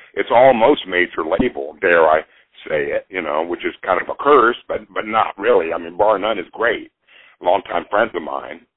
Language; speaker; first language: English; native; English